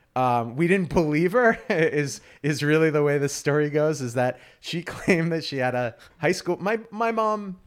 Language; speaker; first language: English; native; English